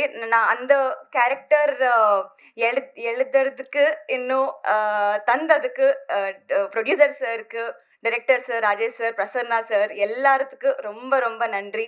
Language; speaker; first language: Tamil; non-native, learner; Telugu